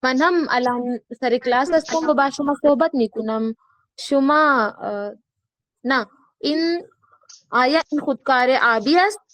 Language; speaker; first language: Persian; non-native, learner; Urdu